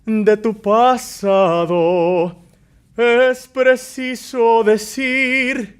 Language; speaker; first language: Spanish; early bilingual, other home language; English